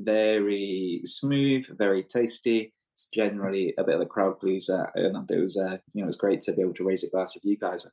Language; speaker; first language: English; native; English